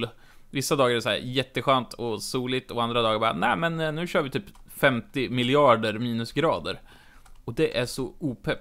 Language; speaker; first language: Swedish; native; Swedish